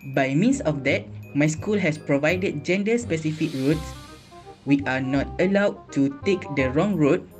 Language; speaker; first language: English; non-native, local second language; Malay